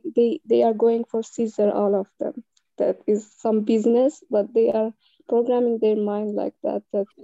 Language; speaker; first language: English; non-native, learner; Persian